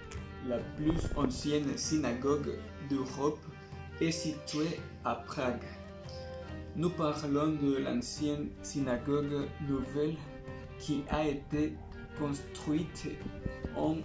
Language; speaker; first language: French; non-native, learner; Spanish